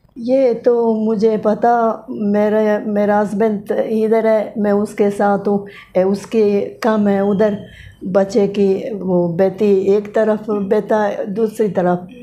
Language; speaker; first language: Hindi; non-native, learner; Bosnian